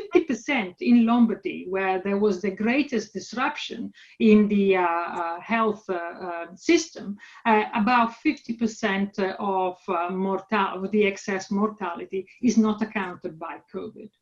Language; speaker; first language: English; non-native, fluent; Italian